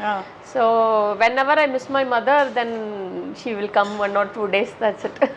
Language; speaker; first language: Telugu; non-native, local second language; Tamil